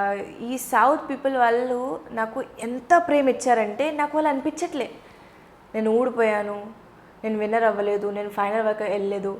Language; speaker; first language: Telugu; non-native, fluent; Hindi